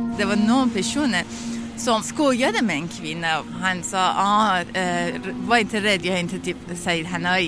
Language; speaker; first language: Swedish; non-native, fluent; Persian